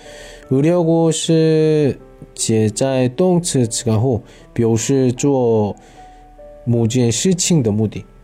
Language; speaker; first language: Chinese; non-native, learner; Korean